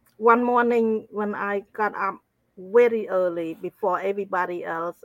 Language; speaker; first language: English; non-native, fluent; Khmer